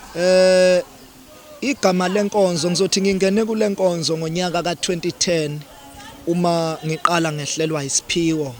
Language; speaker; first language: Zulu; native; Zulu